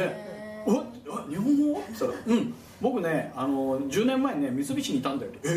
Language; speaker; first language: Japanese; native; Japanese